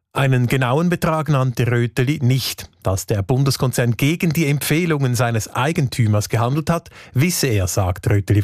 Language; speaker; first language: German; native; German